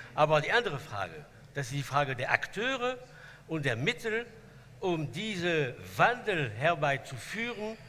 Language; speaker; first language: German; non-native, fluent; French